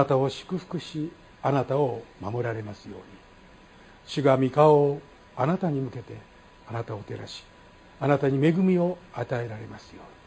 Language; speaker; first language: Japanese; native; Japanese